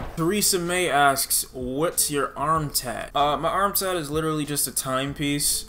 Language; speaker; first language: English; native; English